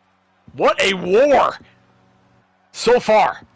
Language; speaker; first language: English; native; English